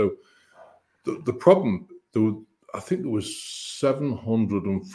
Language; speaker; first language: English; native; English